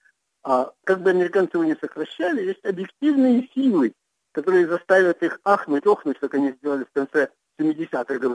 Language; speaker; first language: Russian; native; Russian